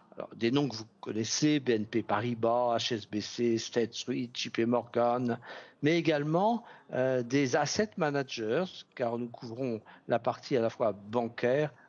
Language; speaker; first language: French; native; French